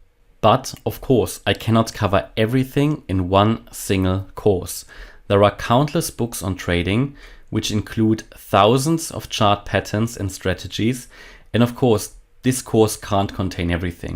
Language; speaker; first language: English; non-native, fluent; German